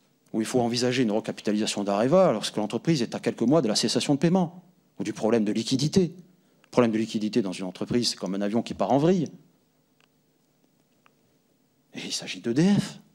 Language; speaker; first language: French; native; French